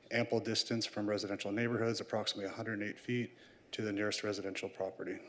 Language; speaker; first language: English; native; English